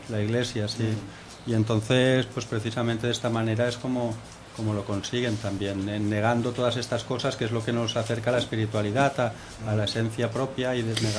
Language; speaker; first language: Spanish; native; Spanish